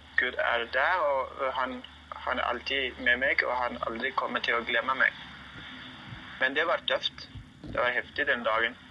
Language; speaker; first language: Norwegian; non-native, learner; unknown